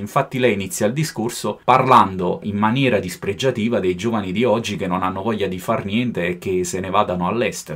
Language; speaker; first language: Italian; native; Italian